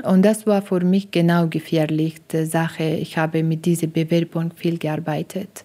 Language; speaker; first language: German; non-native, learner; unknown